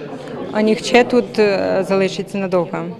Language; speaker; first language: Polish; early bilingual, heritage; Russian